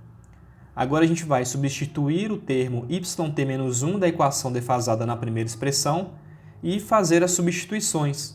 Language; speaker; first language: Portuguese; native; Portuguese